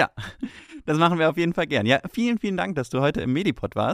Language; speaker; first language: German; native; German